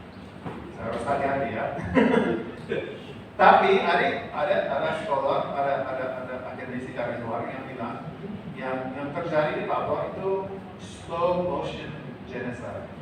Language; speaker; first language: Indonesian; non-native, fluent; English